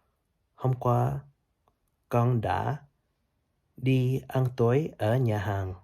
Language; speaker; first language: Vietnamese; early bilingual, heritage; Vietnamese